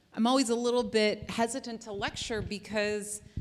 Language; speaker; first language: English; native; English